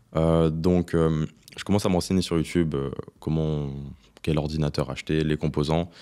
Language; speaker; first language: French; native; French